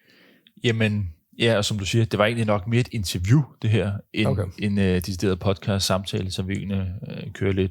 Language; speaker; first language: Danish; native; Danish